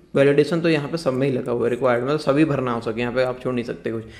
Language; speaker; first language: Hindi; native; Hindi